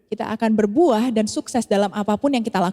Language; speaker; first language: Indonesian; native; Indonesian